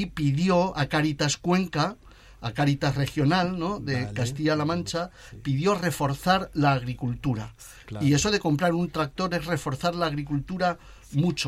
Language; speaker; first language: Spanish; native; Spanish